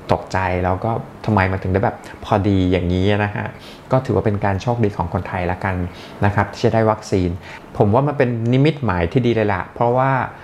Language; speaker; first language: Thai; native; Thai